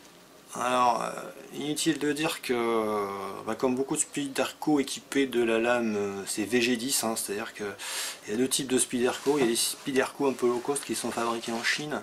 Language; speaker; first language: French; native; French